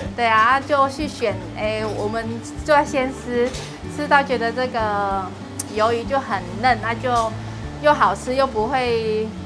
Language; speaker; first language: Chinese; non-native, fluent; Vietnamese